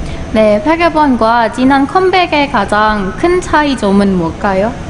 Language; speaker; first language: Korean; non-native, fluent; Indonesian